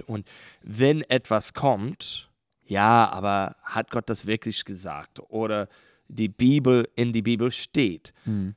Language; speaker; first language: German; non-native, learner; English